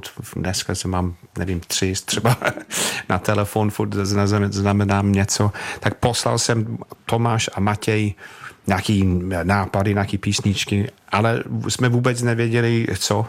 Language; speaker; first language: Czech; non-native, fluent; English